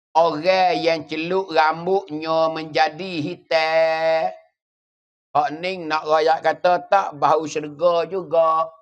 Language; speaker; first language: Malay; native; Malay